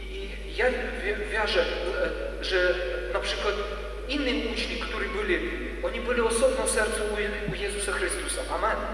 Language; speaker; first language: Polish; non-native, learner; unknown